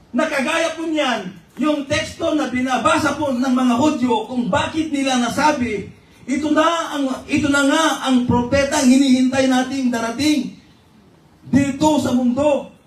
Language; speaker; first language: Filipino; non-native, local second language; Iloko